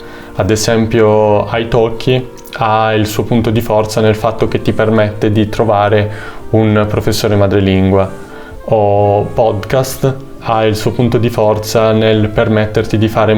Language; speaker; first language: Italian; native; Italian